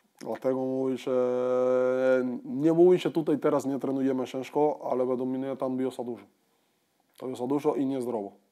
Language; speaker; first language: Polish; non-native, fluent; Spanish